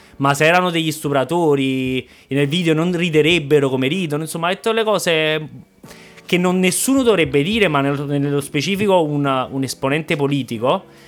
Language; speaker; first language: Italian; native; Italian